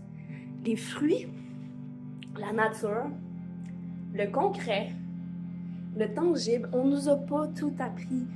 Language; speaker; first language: French; native; French